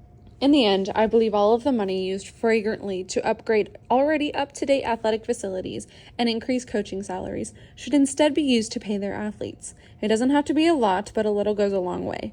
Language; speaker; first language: English; native; English